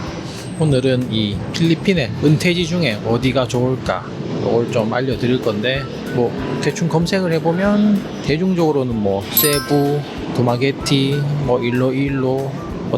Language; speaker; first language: Korean; native; Korean